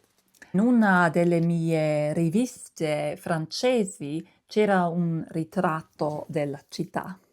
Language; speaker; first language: Italian; non-native, fluent; German